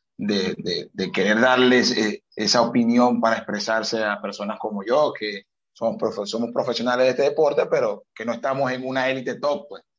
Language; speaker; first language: Spanish; native; Spanish